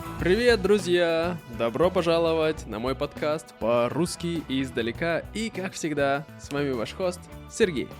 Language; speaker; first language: Russian; native; Russian